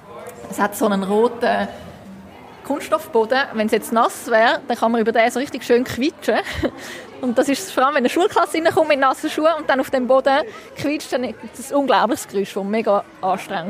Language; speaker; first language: German; native; German